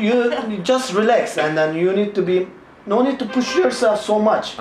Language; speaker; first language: English; non-native, learner; Arabic